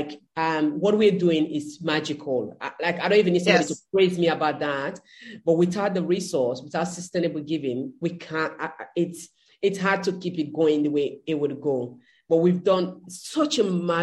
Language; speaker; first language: English; non-native, local second language; Krio